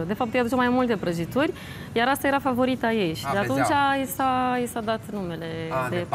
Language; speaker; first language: Romanian; native; Romanian